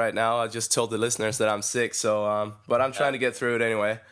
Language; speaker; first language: English; non-native, fluent; Danish